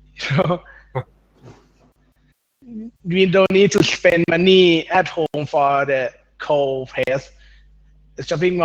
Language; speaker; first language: English; non-native, learner; Thai